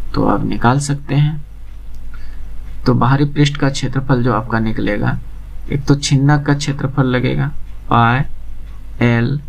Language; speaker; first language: Hindi; native; Hindi